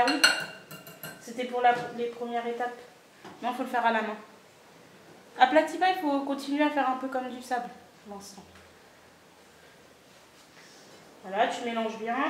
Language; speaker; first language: French; native; French